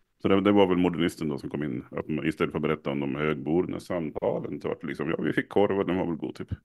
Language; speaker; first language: Swedish; native; Swedish